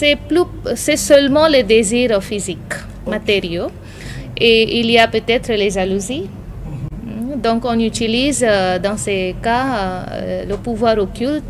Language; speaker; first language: French; non-native, fluent; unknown